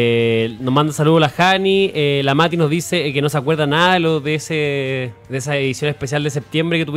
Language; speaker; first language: Spanish; native; Spanish